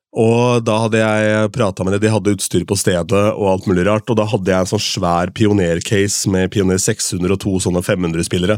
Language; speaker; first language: Norwegian; native; Norwegian